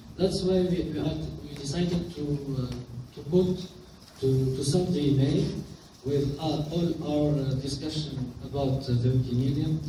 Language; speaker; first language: English; non-native, local second language; Arabic